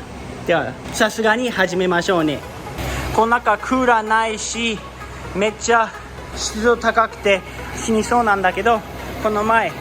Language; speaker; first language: Japanese; early bilingual, heritage; Japanese